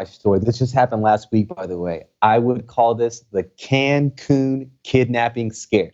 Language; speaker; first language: English; early bilingual, other home language; Spanish